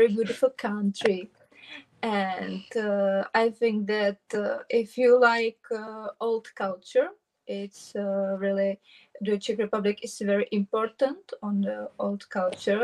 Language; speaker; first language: English; non-native, learner; Czech